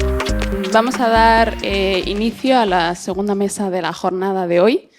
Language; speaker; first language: Spanish; native; Spanish